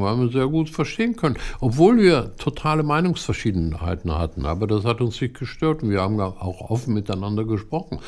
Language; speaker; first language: German; non-native, fluent; Hebrew